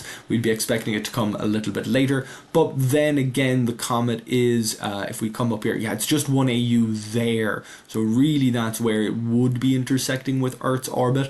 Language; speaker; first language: English; native; English